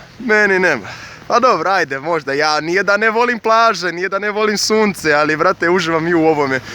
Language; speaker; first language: Bosnian; non-native, fluent; Portuguese